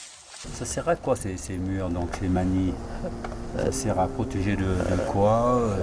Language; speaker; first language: French; native; French